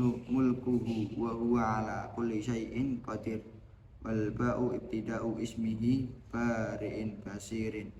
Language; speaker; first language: Arabic; non-native, learner; Indonesian